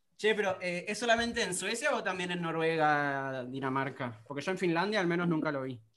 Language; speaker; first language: Spanish; native; Spanish